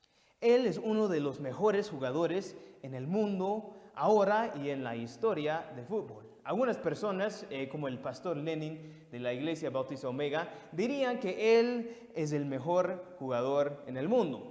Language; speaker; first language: Spanish; non-native, fluent; English